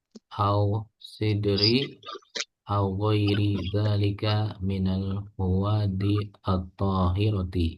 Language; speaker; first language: Arabic; non-native, fluent; Indonesian